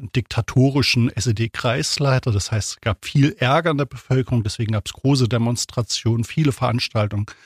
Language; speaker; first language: German; native; German